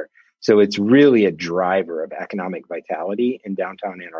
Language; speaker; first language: English; native; English